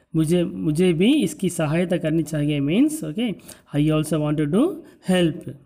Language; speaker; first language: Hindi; non-native, local second language; Tamil